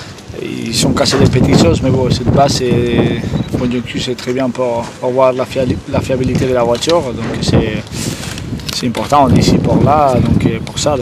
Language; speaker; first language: French; non-native, fluent; Spanish